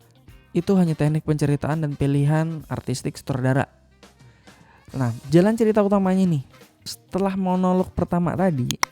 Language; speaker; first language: Indonesian; native; Indonesian